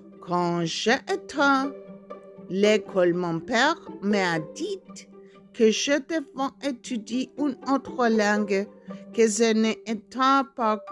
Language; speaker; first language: French; non-native, learner; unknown